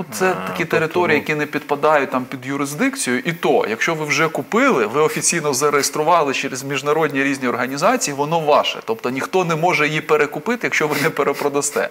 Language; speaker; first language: Ukrainian; native; Ukrainian